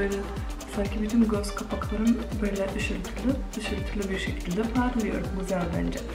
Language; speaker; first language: Turkish; non-native, fluent; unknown